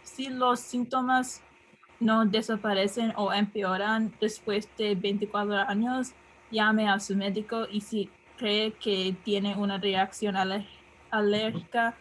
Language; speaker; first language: Spanish; non-native, learner; English